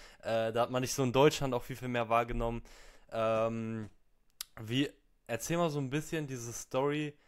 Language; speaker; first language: German; native; German